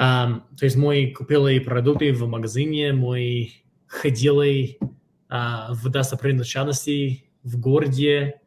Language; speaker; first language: Russian; non-native, fluent; English